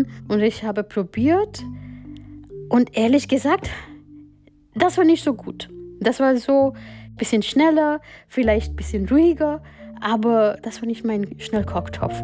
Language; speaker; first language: German; non-native, learner; Gujarati